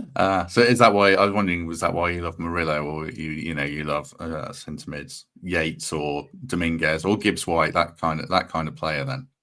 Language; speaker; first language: English; native; English